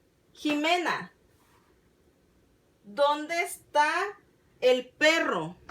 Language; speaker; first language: Spanish; native; Spanish